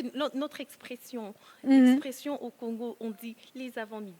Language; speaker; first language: French; non-native, local second language; Lingala